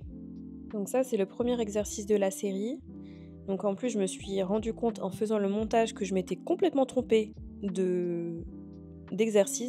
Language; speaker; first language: French; native; French